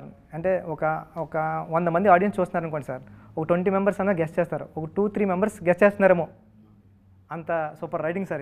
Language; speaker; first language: Telugu; native; Telugu